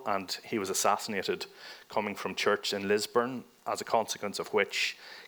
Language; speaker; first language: English; native; English